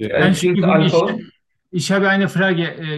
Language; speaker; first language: German; non-native, learner; Turkish